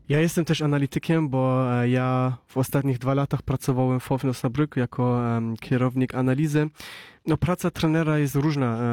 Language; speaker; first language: Polish; early bilingual, heritage; Polish